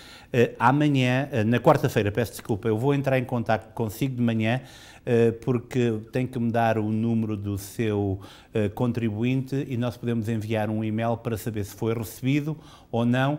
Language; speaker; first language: Portuguese; native; Portuguese